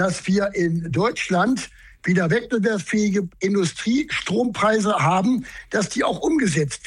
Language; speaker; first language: German; native; German